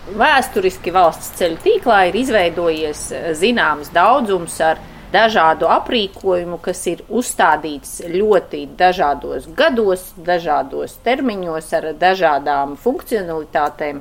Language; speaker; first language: Latvian; native; Latvian